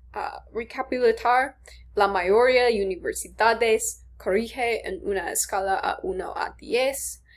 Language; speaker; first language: Spanish; non-native, learner; English